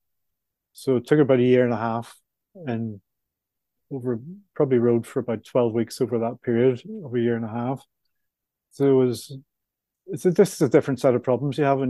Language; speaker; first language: English; native; English